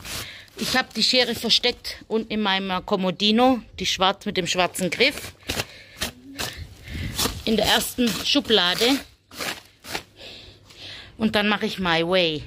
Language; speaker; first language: German; native; German